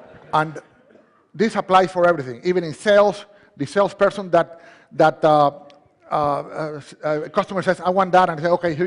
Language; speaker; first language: English; non-native, fluent; Spanish